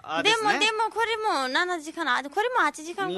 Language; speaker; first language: Japanese; non-native, learner; Nepali